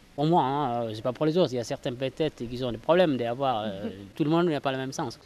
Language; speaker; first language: French; non-native, local second language; Fula